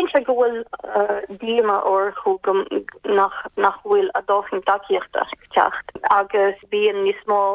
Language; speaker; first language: Irish; non-native, fluent; Ukrainian